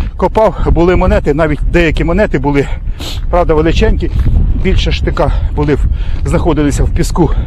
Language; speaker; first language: Ukrainian; non-native, local second language; Russian